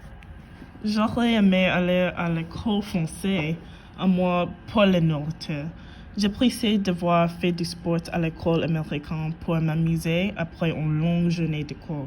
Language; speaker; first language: French; non-native, learner; English